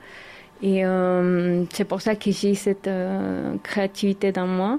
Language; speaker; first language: French; non-native, fluent; Spanish